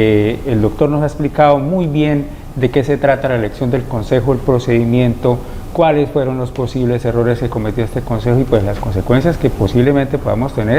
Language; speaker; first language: Spanish; native; Spanish